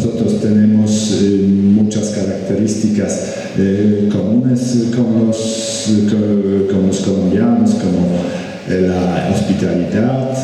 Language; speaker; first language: Spanish; non-native, fluent; Polish